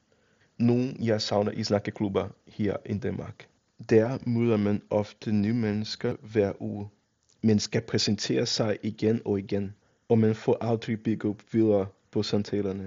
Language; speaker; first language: Danish; non-native, fluent; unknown